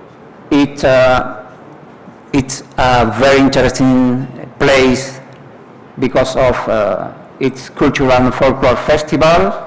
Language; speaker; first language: English; non-native, fluent; Spanish